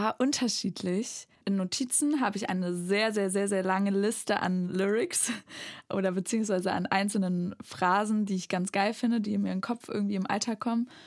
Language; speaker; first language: German; native; German